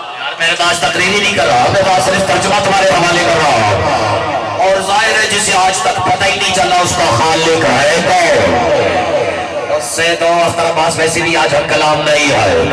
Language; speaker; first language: Urdu; non-native, local second language; Punjabi